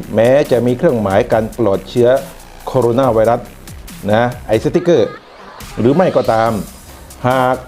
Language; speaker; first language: Thai; non-native, local second language; Northern Khmer